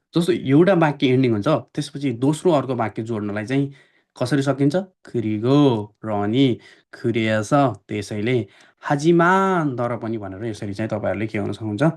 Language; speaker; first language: Nepali; native; Nepali